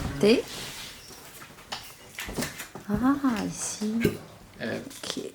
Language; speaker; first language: French; non-native, learner; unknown